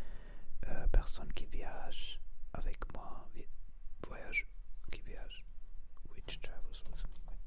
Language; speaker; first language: French; non-native, learner; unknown